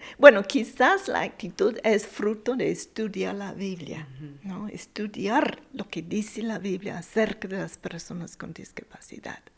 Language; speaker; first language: Spanish; non-native, fluent; English